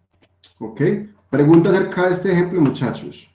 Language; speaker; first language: Spanish; native; Spanish